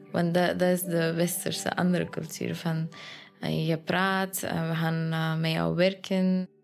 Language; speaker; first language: Dutch; non-native, fluent; Persian